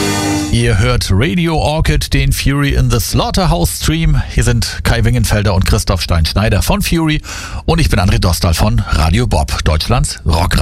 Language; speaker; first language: German; native; German